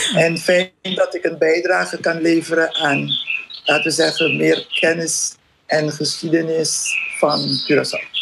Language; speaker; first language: Dutch; non-native, local second language; Papiamento